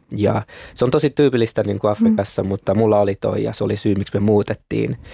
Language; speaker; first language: Finnish; early bilingual, other home language; Kinyarwanda